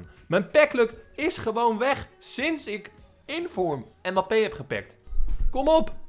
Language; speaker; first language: Dutch; native; Dutch